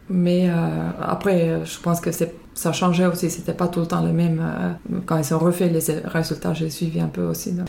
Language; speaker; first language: French; non-native, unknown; Finnish